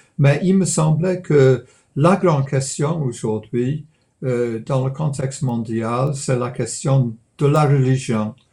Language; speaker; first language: French; non-native, fluent; English